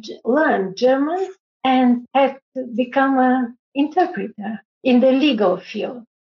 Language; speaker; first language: English; non-native, fluent; Bulgarian